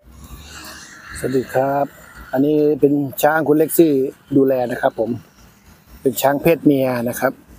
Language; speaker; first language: Thai; native; Thai